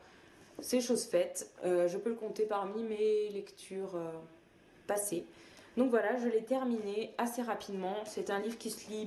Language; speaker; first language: French; native; French